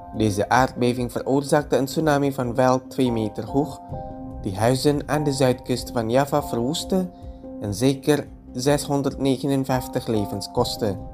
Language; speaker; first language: Dutch; non-native, fluent; Indonesian